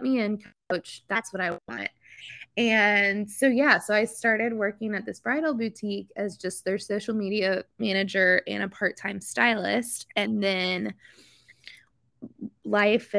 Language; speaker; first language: English; native; English